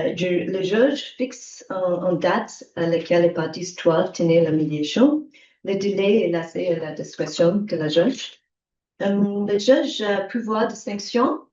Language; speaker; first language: French; non-native, learner; English